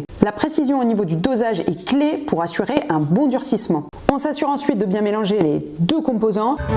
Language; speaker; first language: French; native; French